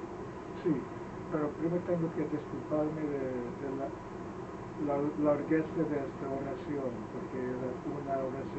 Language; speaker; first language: Spanish; non-native, fluent; Welsh